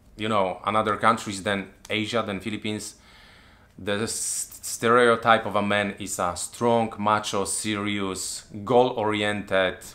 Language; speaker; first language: English; non-native, fluent; Polish